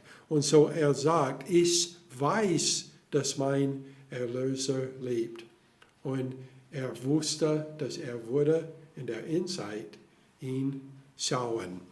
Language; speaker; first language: German; non-native, fluent; English